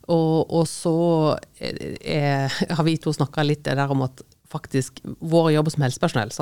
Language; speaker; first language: Norwegian; native; Norwegian